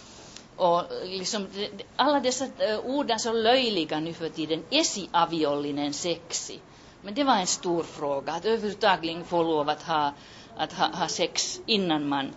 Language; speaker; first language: Swedish; non-native, local second language; Finnish